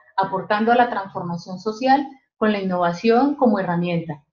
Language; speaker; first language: Spanish; native; Spanish